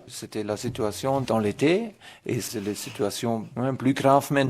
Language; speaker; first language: French; non-native, fluent; German